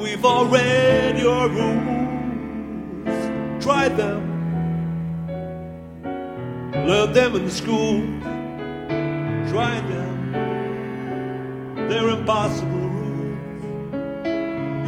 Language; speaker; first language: English; native; English